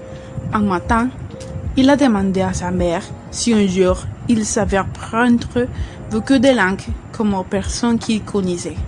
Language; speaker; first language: French; non-native, learner; Spanish